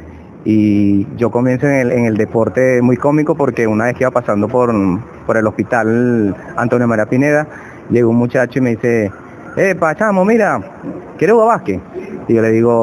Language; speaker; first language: Spanish; native; Spanish